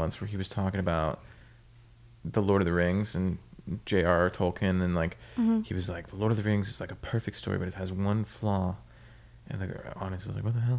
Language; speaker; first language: English; native; English